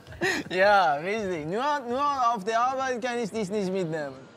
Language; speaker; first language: German; non-native, learner; Persian